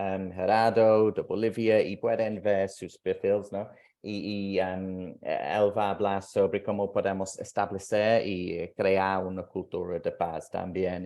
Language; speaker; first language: Spanish; non-native, fluent; English